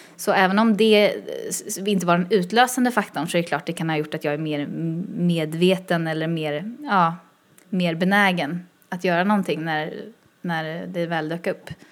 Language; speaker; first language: Swedish; early bilingual, other home language; Chinese